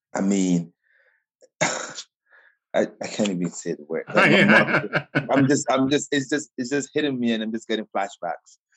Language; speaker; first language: English; non-native, local second language; Akan